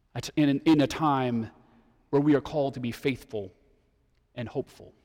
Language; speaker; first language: English; native; English